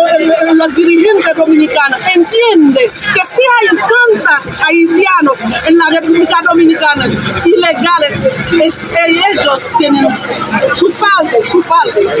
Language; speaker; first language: Spanish; non-native, fluent; Haitian Creole